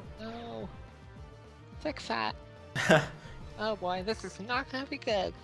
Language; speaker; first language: English; native; English